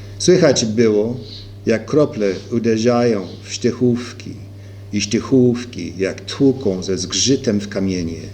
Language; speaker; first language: Polish; early bilingual, heritage; Polish